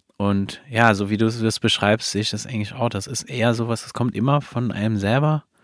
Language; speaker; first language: German; non-native, fluent; Luxembourgish